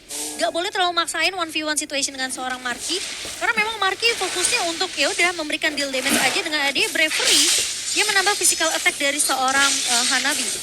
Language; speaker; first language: Indonesian; native; Indonesian